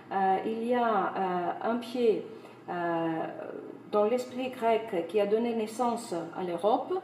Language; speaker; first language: French; non-native, fluent; Greek